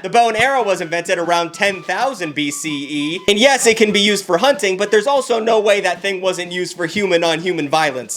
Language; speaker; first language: English; native; English